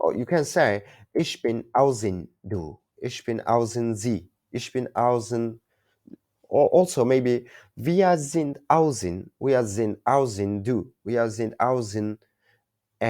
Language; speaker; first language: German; non-native, learner; Turkish